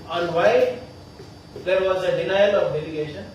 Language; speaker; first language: English; non-native, local second language; Kannada